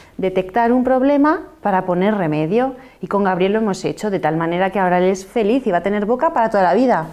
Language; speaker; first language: Spanish; non-native, local second language; Catalan